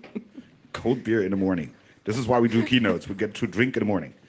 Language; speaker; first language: English; non-native, fluent; German